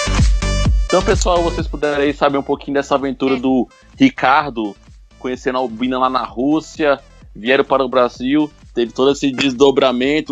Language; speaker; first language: Portuguese; native; Portuguese